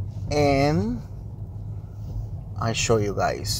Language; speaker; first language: English; early bilingual, other home language; Spanish